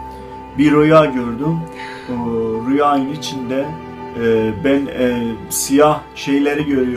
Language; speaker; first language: Turkish; non-native, learner; Azerbaijani